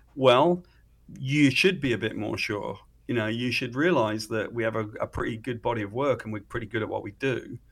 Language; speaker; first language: English; native; English